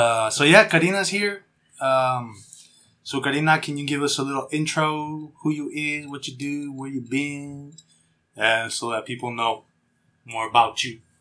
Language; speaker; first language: English; early bilingual, other home language; Spanish